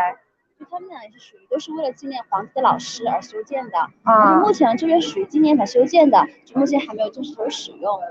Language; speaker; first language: Chinese; native; Chinese